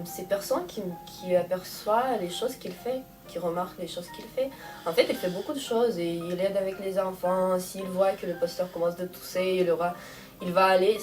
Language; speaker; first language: French; non-native, fluent; Russian